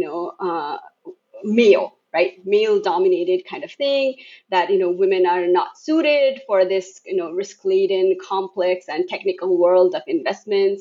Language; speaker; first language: English; non-native, local second language; Bangla